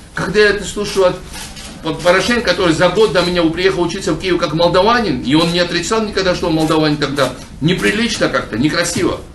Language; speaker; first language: Russian; non-native, local second language; Georgian